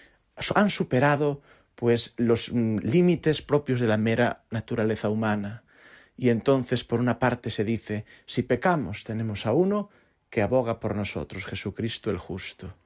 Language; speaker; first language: Spanish; native; Spanish